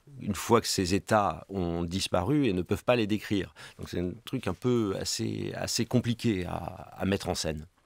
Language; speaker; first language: French; native; French